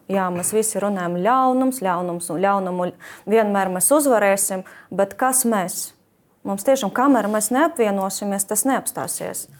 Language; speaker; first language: Latvian; non-native, fluent; Ukrainian